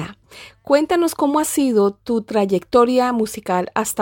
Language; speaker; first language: Spanish; native; Spanish